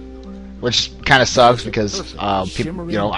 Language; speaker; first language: English; native; English